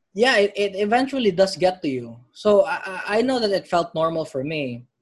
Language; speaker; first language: English; non-native, local second language; Filipino